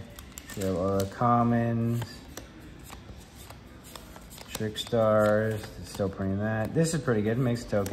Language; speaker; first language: English; native; English